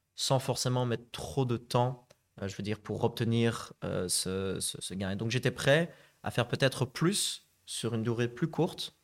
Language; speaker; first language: French; native; French